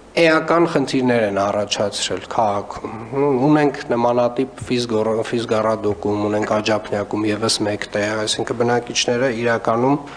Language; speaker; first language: Armenian; native; Armenian